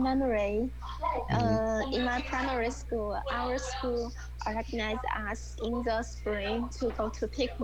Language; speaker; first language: English; non-native, learner; Chinese